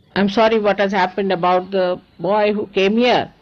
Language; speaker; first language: English; non-native, local second language; Marathi